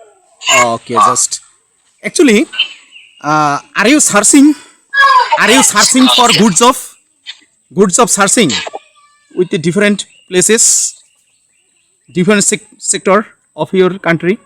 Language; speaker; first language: English; non-native, learner; Bangla